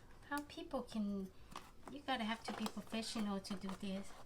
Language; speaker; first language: English; non-native, learner; Thai